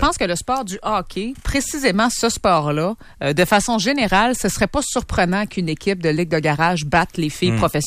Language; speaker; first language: French; native; French